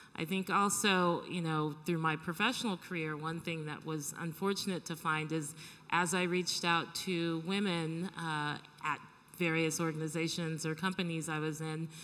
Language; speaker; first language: English; native; English